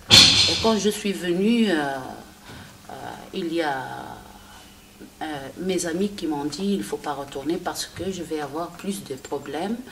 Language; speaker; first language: French; non-native, local second language; Arabic